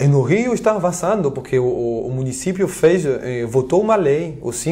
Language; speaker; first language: Portuguese; non-native, fluent; French